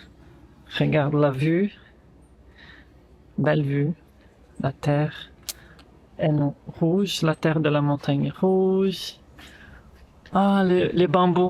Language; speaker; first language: French; non-native, fluent; Portuguese